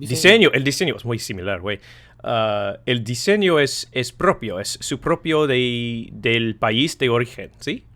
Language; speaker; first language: Spanish; non-native, learner; English